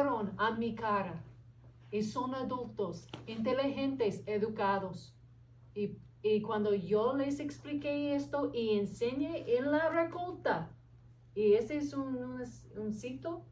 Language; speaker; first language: Spanish; non-native, fluent; English